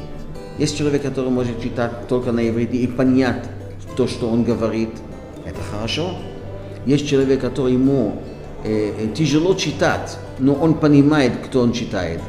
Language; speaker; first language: Russian; non-native, fluent; Hebrew